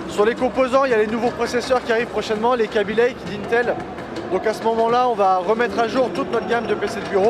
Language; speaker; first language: French; native; French